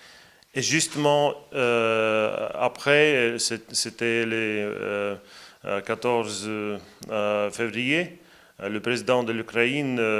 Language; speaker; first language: French; non-native, fluent; Latvian